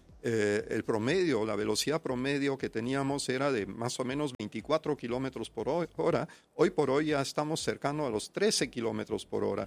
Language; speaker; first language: Spanish; non-native, fluent; German